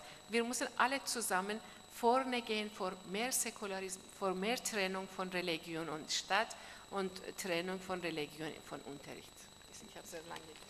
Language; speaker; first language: German; non-native, learner; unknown